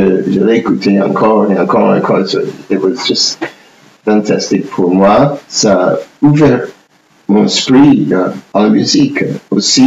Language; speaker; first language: French; non-native, fluent; English